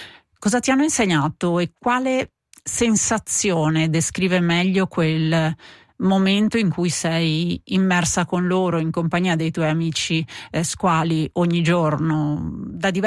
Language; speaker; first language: Italian; native; Italian